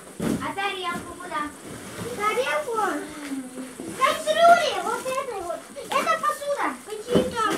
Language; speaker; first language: Russian; native; Russian